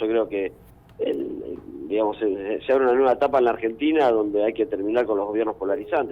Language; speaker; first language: Spanish; native; Spanish